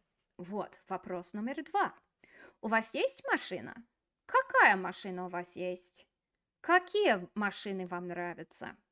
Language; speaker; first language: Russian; non-native, fluent; English